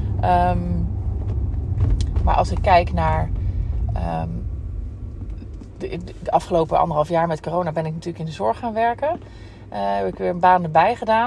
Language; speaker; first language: Dutch; native; Dutch